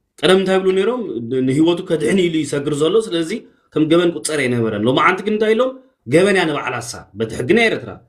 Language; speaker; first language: Tigrinya; early bilingual, heritage; Tigrinya